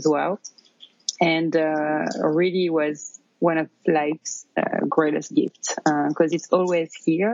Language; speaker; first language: English; non-native, fluent; French